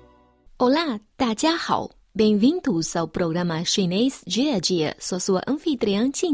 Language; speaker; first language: Portuguese; non-native, fluent; Chinese